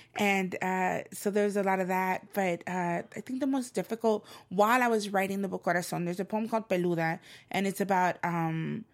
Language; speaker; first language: English; non-native, fluent; Spanish